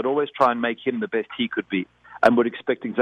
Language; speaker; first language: English; native; English